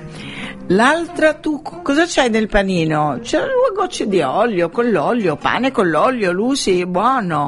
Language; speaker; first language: Italian; non-native, fluent; Arabic